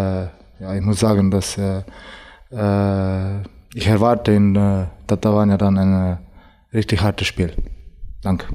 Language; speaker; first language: German; non-native, learner; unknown